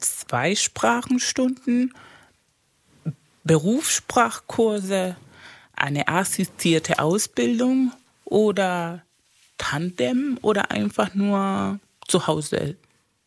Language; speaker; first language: German; non-native, fluent; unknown